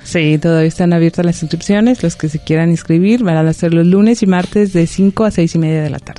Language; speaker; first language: Spanish; non-native, local second language; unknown